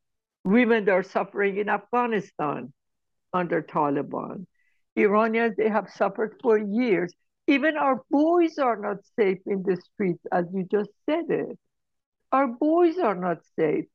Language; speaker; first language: English; non-native, fluent; Persian